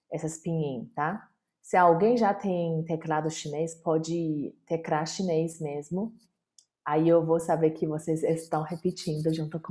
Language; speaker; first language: Portuguese; non-native, fluent; Chinese